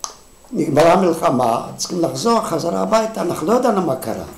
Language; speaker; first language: Hebrew; non-native, fluent; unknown